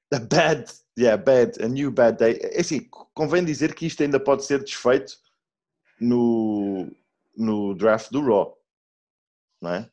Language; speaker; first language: Portuguese; native; Portuguese